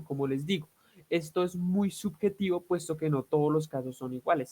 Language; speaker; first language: Spanish; native; Spanish